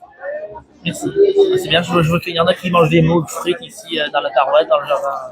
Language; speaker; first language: French; native; French